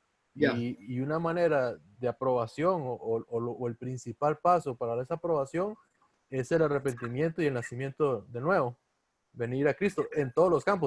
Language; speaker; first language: Spanish; native; Spanish